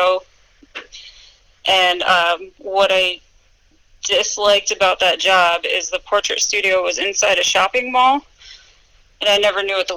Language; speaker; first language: English; native; English